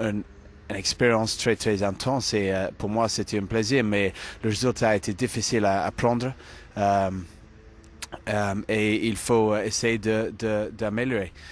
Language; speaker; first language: French; non-native, fluent; English